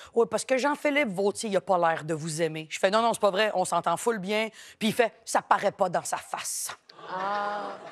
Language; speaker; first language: French; native; French